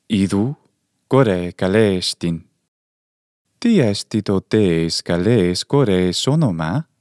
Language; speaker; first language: Greek; non-native, fluent; English